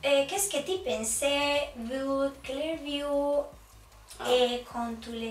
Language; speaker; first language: French; non-native, learner; English